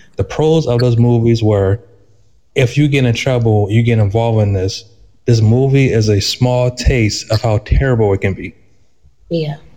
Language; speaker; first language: English; native; English